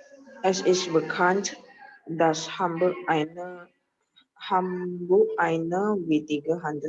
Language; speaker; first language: German; non-native, learner; Indonesian